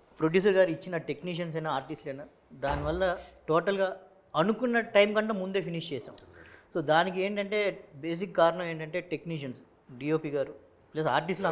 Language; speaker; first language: Telugu; native; Telugu